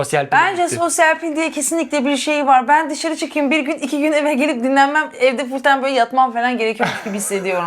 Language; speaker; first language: Turkish; native; Turkish